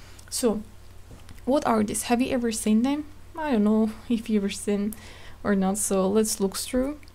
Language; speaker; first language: English; non-native, fluent; Azerbaijani